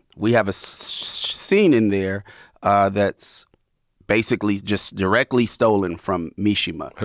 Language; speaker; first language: English; native; English